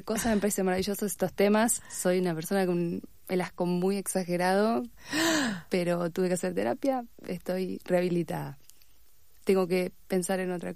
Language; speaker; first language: Spanish; native; Spanish